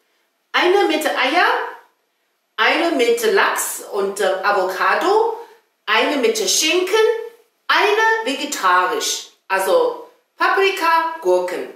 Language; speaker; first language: German; non-native, fluent; Chinese